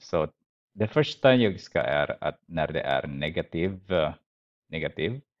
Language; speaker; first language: Swedish; non-native, fluent; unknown